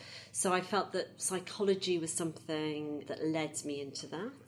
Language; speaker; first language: English; native; English